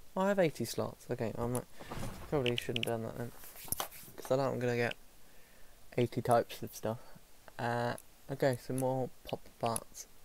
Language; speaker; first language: English; native; English